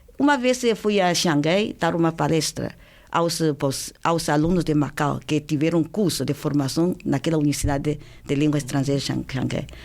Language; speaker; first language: Portuguese; non-native, fluent; Chinese